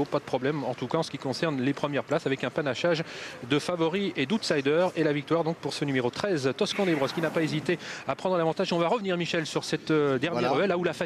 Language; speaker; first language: French; native; French